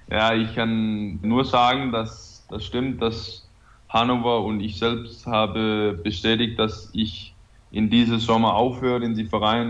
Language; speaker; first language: German; non-native, fluent; Danish